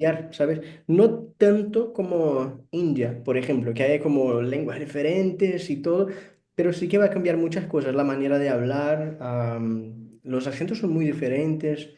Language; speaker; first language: Spanish; non-native, fluent; Portuguese